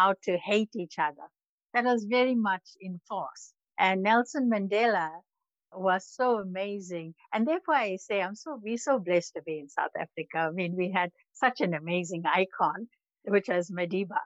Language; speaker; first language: English; native; English